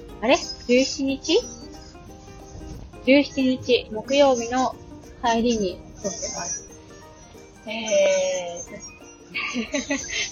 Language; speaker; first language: Japanese; native; Japanese